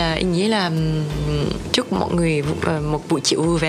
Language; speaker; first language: Vietnamese; early bilingual, heritage; French